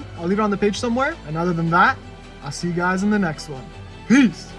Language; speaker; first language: English; native; English